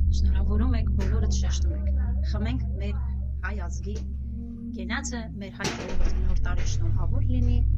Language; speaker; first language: Armenian; non-native, local second language; Kurdish